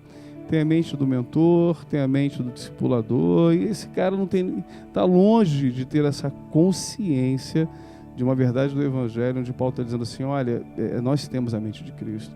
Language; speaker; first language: Portuguese; native; Portuguese